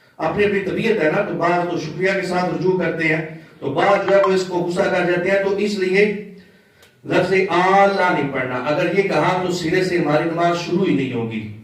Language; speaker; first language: Urdu; non-native, local second language; Punjabi